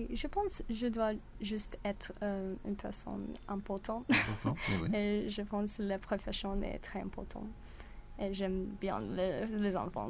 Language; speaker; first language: French; non-native, learner; English